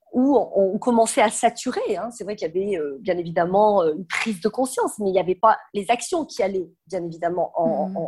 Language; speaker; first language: French; native; French